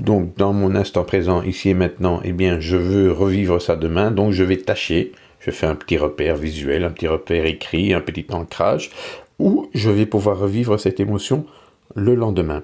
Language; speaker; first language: French; native; French